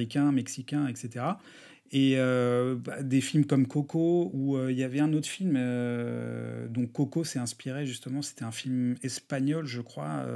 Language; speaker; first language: French; native; French